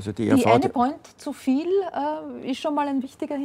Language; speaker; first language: German; native; German